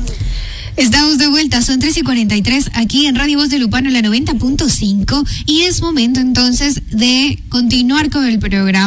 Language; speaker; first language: Spanish; native; Spanish